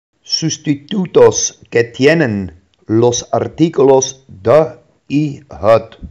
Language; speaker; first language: Spanish; non-native, fluent; Dutch